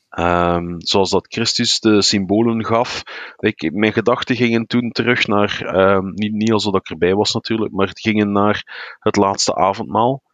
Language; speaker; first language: Dutch; native; Dutch